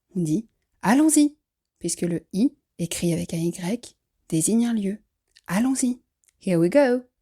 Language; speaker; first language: French; native; French